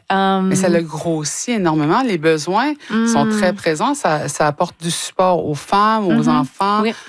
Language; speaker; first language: French; native; French